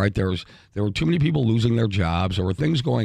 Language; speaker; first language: English; native; English